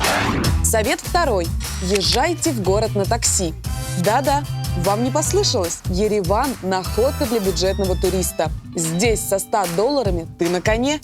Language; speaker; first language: Russian; native; Russian